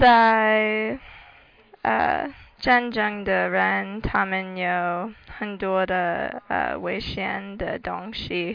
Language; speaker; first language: Chinese; non-native, learner; English